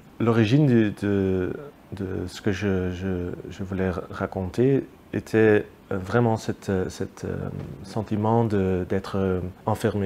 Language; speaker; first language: French; non-native, local second language; Dutch